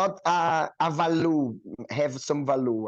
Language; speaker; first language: English; non-native, learner; Portuguese